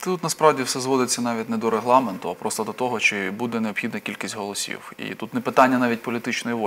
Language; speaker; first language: Ukrainian; native; Ukrainian